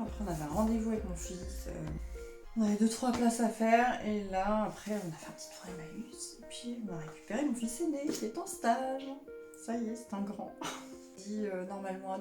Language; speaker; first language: French; native; French